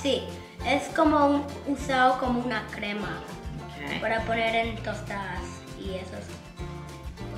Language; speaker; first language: Spanish; early bilingual, other home language; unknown